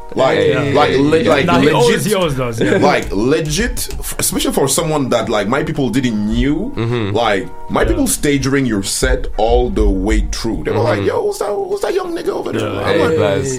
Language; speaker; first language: English; early bilingual, other home language; French